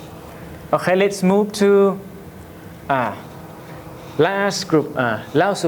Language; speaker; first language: English; non-native, learner; Lao